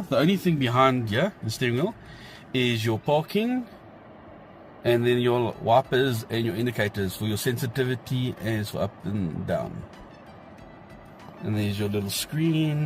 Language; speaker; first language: English; native; English